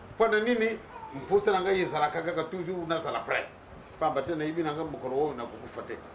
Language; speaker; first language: Lingala; non-native, local second language; Kongo